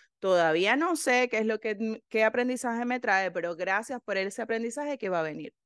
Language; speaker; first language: Spanish; native; Spanish